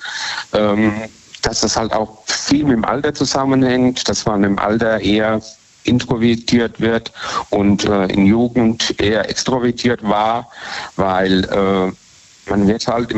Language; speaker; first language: German; native; German